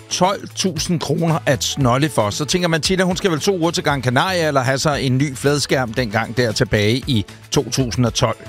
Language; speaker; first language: Danish; native; Danish